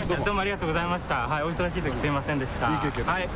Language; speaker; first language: Japanese; non-native, learner; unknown